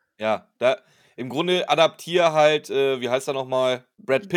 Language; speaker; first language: German; native; German